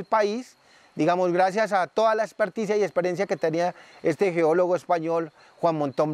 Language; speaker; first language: Spanish; native; Spanish